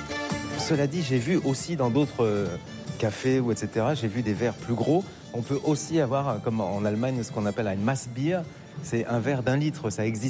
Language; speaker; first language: French; native; French